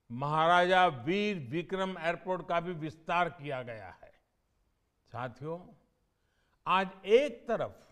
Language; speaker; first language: Hindi; non-native, local second language; Gujarati